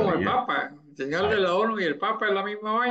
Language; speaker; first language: Spanish; native; Spanish